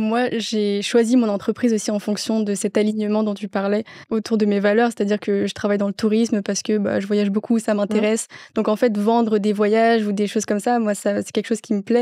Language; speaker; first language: French; native; French